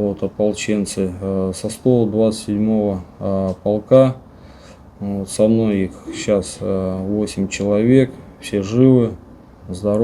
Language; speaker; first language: Russian; native; Russian